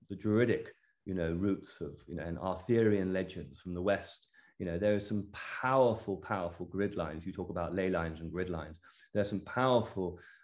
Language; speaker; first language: English; native; English